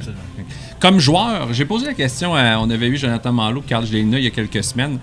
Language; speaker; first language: French; native; French